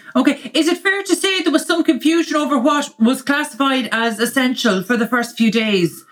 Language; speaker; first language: English; native; English